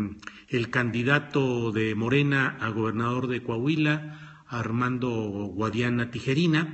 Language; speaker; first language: Spanish; native; Spanish